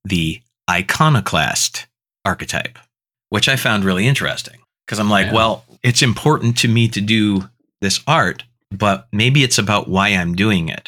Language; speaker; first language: English; native; English